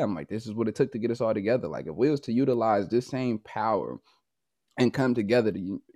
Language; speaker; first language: English; native; English